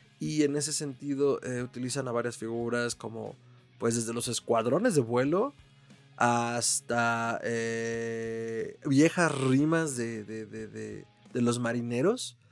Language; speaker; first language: Spanish; native; Spanish